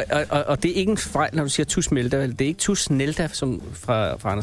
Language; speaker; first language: Danish; native; Danish